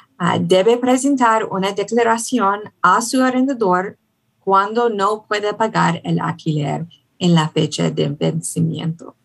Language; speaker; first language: Spanish; non-native, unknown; English